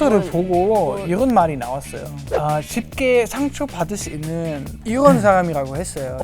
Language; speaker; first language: Korean; non-native, fluent; German